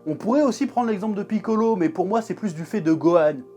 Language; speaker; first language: French; native; French